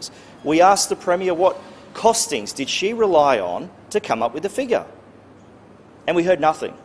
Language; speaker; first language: English; native; English